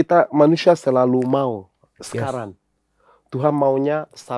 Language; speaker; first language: Indonesian; non-native, fluent; English